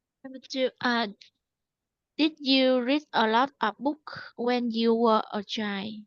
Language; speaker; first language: English; non-native, learner; Vietnamese